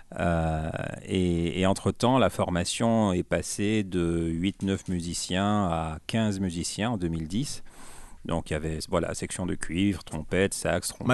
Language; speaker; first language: French; native; French